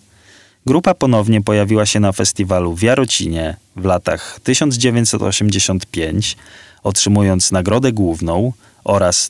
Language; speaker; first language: Polish; native; Polish